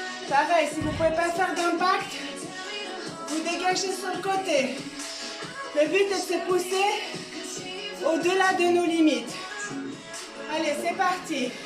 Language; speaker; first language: French; native; French